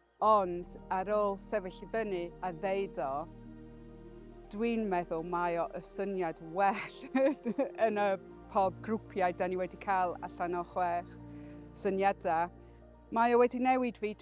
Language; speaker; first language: Welsh; non-native, learner; English